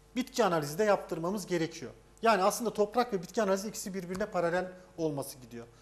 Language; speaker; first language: Turkish; native; Turkish